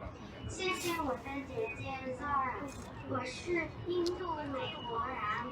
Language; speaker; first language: Chinese; non-native, learner; English